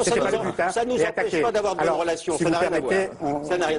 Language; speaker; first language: French; native; French